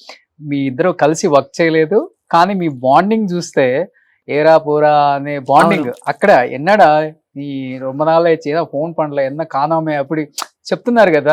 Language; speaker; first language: Telugu; native; Telugu